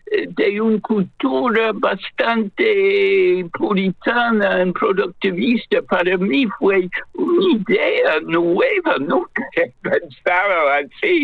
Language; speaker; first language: Spanish; non-native, fluent; English